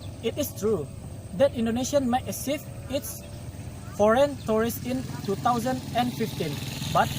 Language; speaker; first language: English; non-native, learner; Indonesian